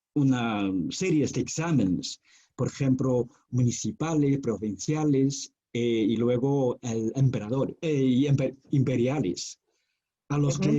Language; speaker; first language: Spanish; non-native, fluent; Chinese